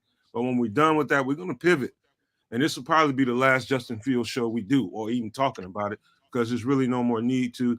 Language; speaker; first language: English; native; English